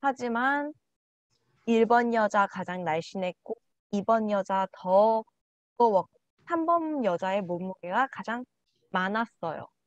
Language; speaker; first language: Korean; non-native, learner; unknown